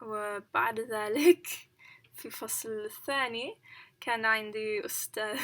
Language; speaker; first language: Arabic; non-native, learner; English